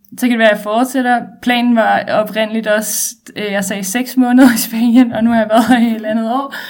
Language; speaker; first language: Danish; native; Danish